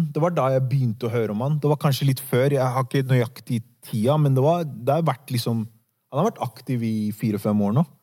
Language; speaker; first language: Norwegian; early bilingual, other home language; Arabic